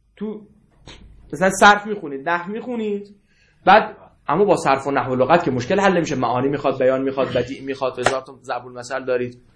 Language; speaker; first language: Persian; non-native, local second language; Arabic